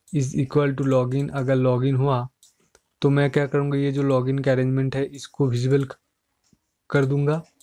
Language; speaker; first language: Hindi; native; Hindi